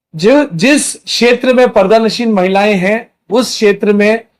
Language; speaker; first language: Hindi; non-native, local second language; Marathi